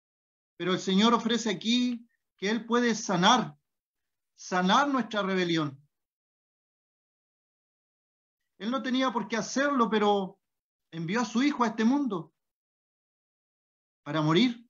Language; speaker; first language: Spanish; native; Spanish